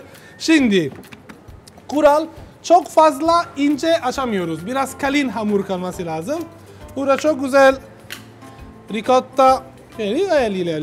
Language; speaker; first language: Turkish; non-native, learner; Italian